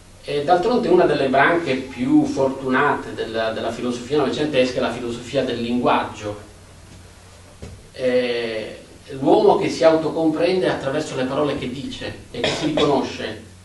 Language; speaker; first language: Italian; native; Italian